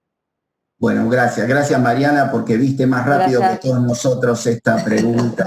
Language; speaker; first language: Spanish; native; Spanish